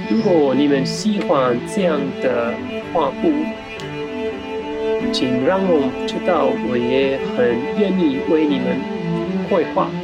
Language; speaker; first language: Chinese; non-native, fluent; German